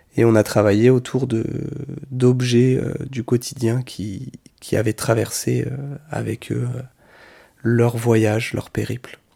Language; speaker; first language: French; native; French